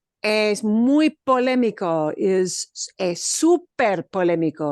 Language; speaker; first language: Spanish; non-native, fluent; English